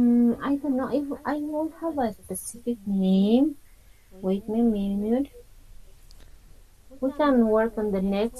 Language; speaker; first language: English; non-native, fluent; Spanish